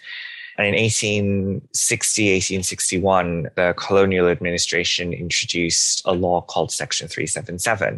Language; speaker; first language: English; non-native, local second language; Bangla